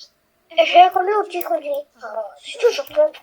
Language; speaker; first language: French; native; French